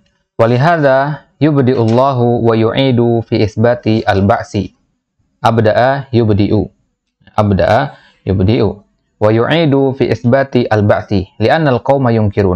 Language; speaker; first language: Arabic; non-native, fluent; Indonesian